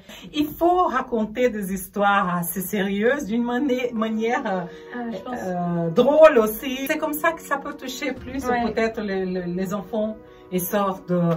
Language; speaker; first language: French; non-native, fluent; Portuguese